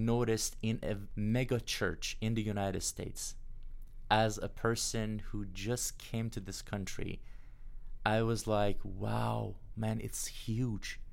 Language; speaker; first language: English; non-native, fluent; Persian